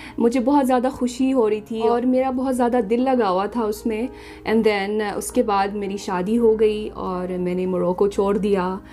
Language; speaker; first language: Urdu; non-native, fluent; Arabic